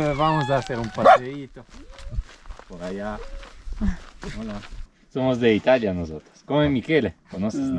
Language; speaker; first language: Spanish; non-native, learner; Italian